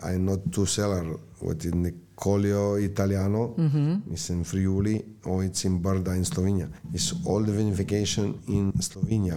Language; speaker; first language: English; non-native, learner; Slovenian